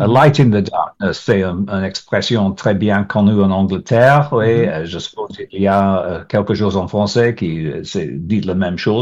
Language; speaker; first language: French; non-native, learner; English